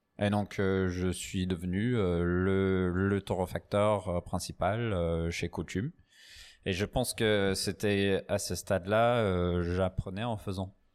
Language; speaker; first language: French; non-native, fluent; English